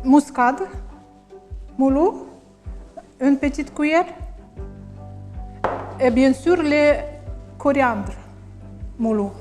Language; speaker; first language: French; non-native, learner; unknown